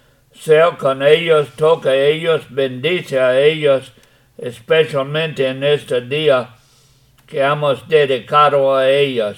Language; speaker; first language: Spanish; non-native, fluent; English